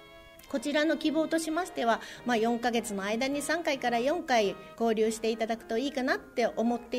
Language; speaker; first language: Japanese; native; Japanese